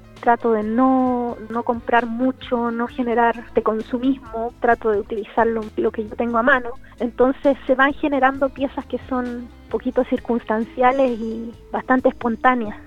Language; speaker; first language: Spanish; native; Spanish